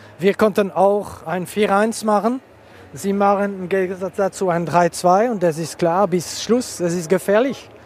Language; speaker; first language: German; non-native, local second language; French